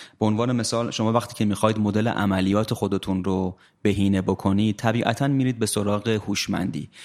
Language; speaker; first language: Persian; native; Persian